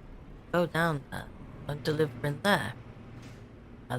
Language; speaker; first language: English; native; English